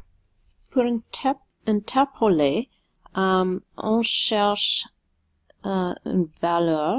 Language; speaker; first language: French; non-native, local second language; English